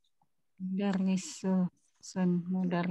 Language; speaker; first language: Arabic; non-native, learner; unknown